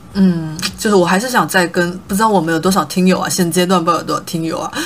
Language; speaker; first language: Chinese; native; Chinese